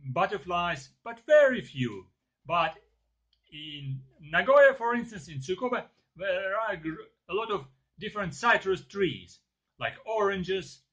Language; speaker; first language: English; non-native, learner; Ukrainian